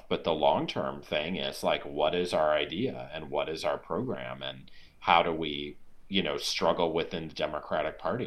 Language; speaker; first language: English; native; English